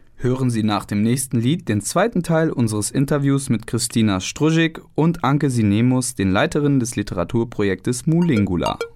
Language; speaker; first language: German; non-native, fluent; Hungarian